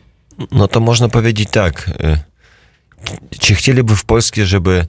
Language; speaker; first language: Polish; non-native, learner; Russian